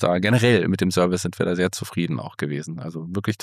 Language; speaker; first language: German; native; German